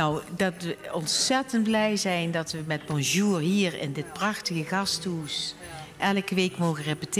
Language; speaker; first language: Dutch; native; Dutch